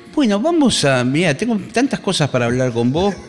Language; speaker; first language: Spanish; native; Spanish